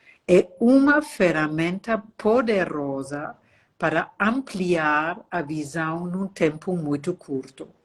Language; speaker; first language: Portuguese; non-native, fluent; German